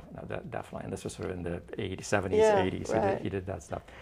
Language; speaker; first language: English; non-native, fluent; Turkish